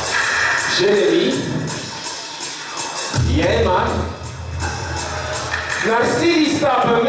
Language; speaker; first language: Dutch; native; Dutch